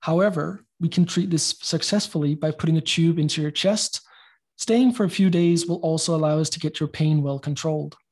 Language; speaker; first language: English; non-native, fluent; Danish